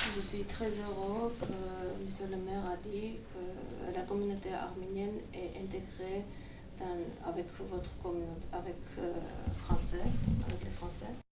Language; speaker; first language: French; non-native, fluent; Armenian